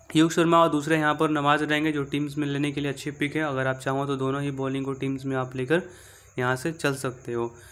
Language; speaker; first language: Hindi; native; Hindi